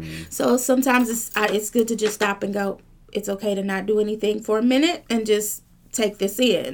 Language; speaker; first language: English; native; English